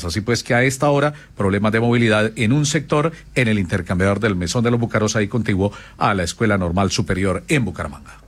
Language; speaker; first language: Spanish; native; Spanish